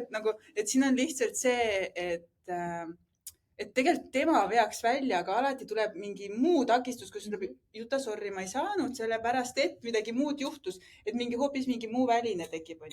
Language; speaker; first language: Estonian; native; Estonian